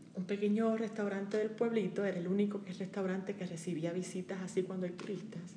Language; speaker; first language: Spanish; native; Spanish